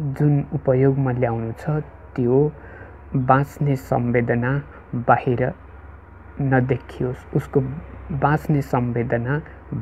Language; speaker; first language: Nepali; native; Nepali